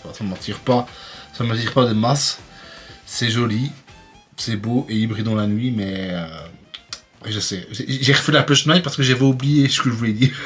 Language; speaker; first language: French; native; French